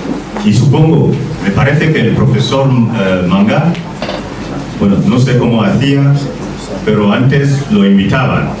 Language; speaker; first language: Spanish; non-native, fluent; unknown